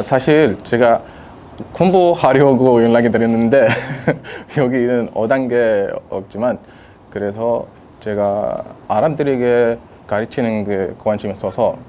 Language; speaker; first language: Korean; non-native, fluent; Arabic